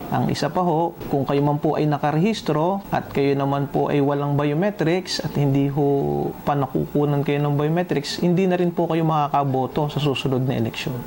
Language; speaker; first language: Filipino; native; Filipino